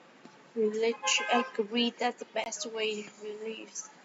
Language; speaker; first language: English; non-native, learner; Vietnamese